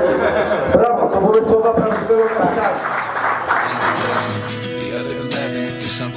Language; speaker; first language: Polish; native; Polish